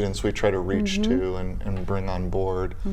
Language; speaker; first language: English; native; English